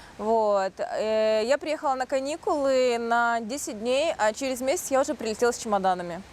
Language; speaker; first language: Russian; native; Russian